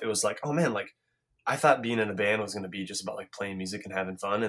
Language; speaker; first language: English; native; English